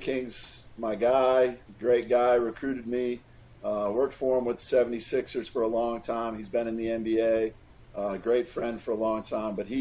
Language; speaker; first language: English; native; English